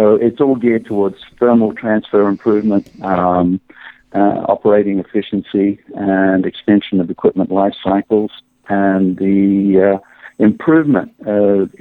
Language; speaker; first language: English; native; English